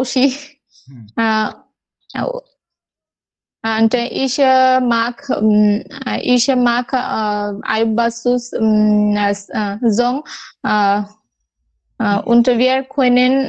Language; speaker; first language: German; non-native, learner; Bangla